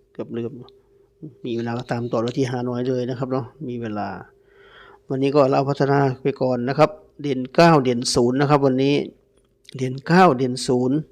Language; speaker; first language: Thai; native; Thai